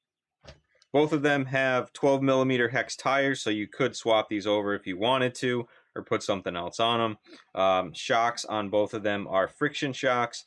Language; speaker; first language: English; native; English